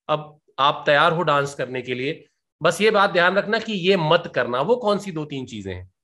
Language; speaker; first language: Hindi; native; Hindi